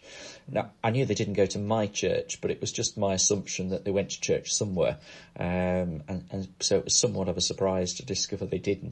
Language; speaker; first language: English; native; English